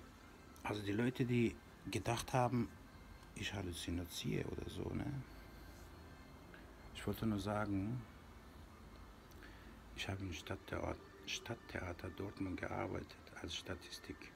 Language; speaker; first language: German; non-native, local second language; Persian